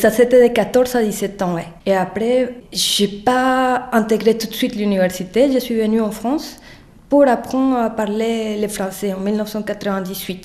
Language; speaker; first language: French; non-native, fluent; Spanish